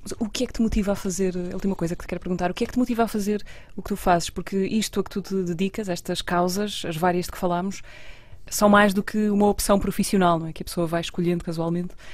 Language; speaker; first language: Portuguese; native; Portuguese